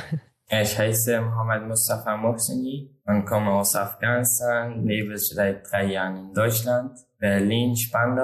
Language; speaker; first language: German; non-native, learner; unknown